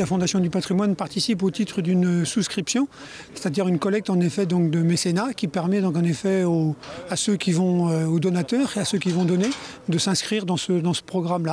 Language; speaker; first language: French; native; French